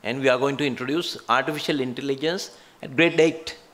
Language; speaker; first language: English; non-native, local second language; Sinhala